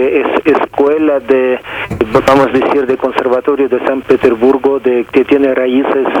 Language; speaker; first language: Spanish; non-native, fluent; Russian